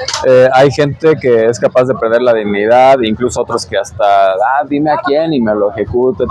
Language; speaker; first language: Spanish; native; Spanish